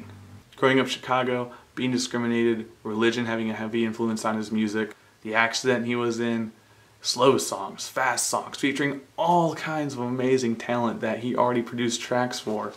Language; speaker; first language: English; native; English